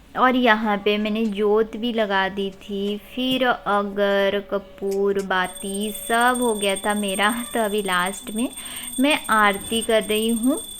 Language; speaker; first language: Hindi; non-native, local second language; Odia